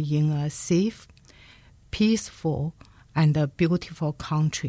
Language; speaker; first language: English; non-native, learner; Chinese